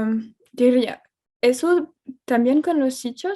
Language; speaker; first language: Spanish; non-native, fluent; French